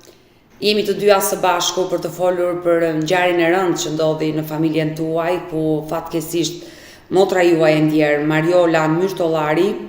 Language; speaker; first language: Albanian; native; Albanian